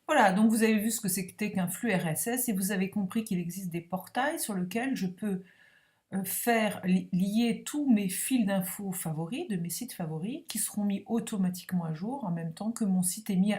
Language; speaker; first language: French; native; French